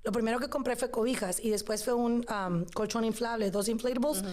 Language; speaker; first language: Spanish; early bilingual, other home language; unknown